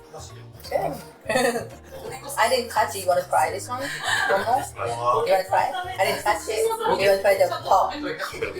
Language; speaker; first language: English; non-native, learner; Japanese